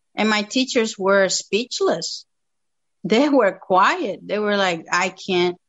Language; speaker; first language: English; non-native, fluent; Spanish